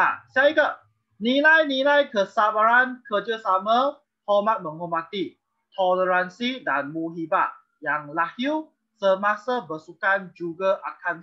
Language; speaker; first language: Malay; non-native, local second language; Chinese